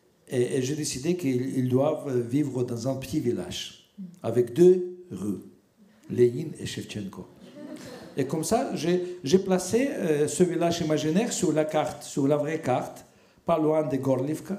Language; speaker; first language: French; non-native, fluent; Russian